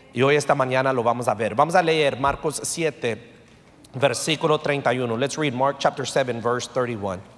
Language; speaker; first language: Spanish; early bilingual, heritage; Spanish